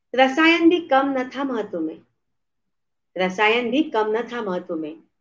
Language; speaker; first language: Hindi; native; Hindi